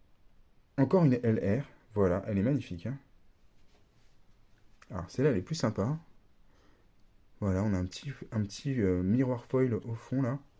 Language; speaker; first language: French; native; French